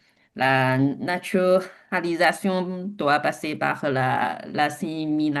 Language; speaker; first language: French; non-native, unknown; Chinese